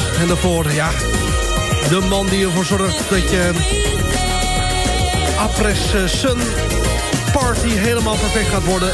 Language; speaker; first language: Dutch; native; Dutch